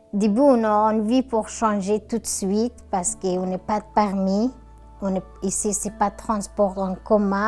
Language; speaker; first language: French; non-native, learner; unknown